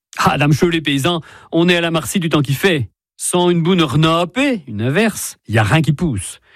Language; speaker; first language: French; native; French